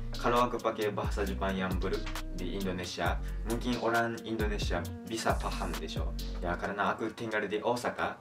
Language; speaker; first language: Indonesian; non-native, fluent; Japanese